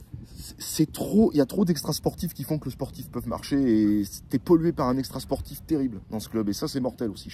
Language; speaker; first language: French; native; French